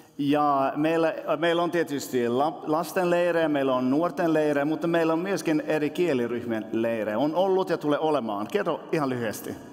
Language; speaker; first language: Finnish; non-native, local second language; Swedish